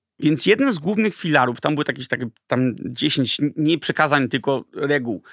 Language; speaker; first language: Polish; early bilingual, heritage; Polish